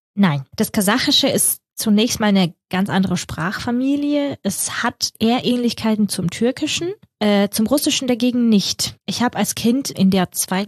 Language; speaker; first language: German; early bilingual, other home language; Russian